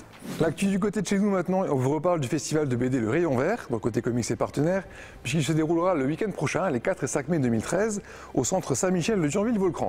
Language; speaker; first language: French; native; French